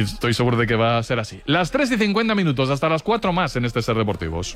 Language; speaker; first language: Spanish; native; Spanish